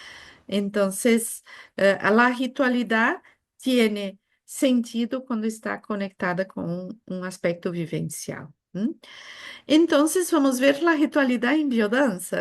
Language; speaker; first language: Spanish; non-native, fluent; Portuguese